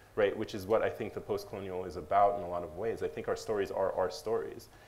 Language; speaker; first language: English; native; English